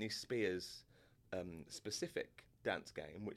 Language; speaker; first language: English; native; English